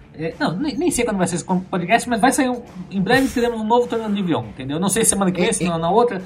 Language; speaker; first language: Portuguese; native; Portuguese